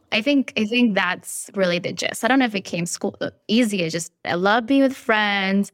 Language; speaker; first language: English; early bilingual, other home language; Spanish